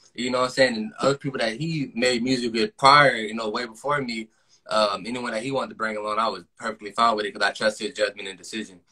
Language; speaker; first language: English; native; English